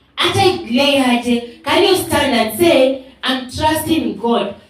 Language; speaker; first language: English; non-native, local second language; Swahili